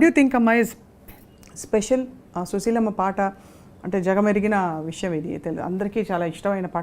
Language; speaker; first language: Telugu; native; Telugu